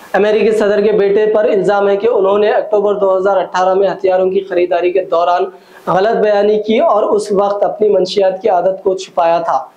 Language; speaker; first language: Urdu; native; Urdu